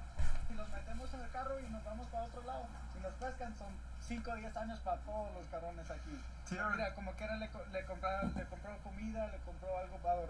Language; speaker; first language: Spanish; early bilingual, other home language; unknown